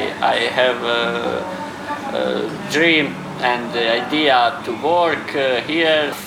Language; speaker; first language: English; non-native, learner; Croatian